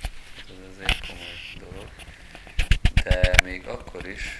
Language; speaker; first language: Hungarian; native; Hungarian